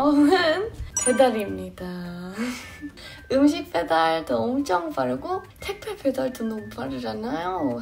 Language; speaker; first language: Korean; non-native, fluent; English